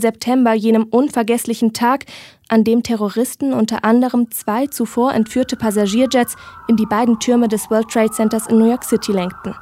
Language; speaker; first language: German; native; German